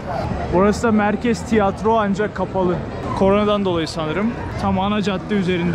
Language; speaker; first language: Turkish; native; Turkish